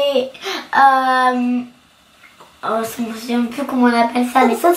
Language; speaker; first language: French; early bilingual, other home language; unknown